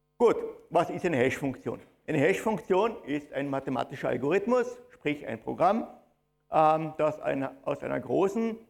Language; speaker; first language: German; native; German